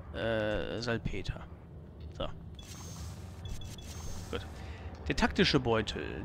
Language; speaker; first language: German; native; German